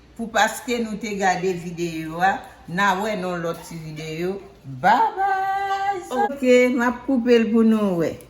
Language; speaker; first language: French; non-native, learner; Haitian Creole